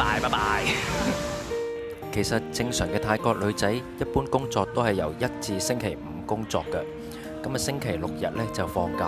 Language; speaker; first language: Chinese; non-native, local second language; Cantonese